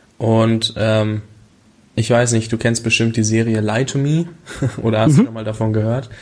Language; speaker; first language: German; native; German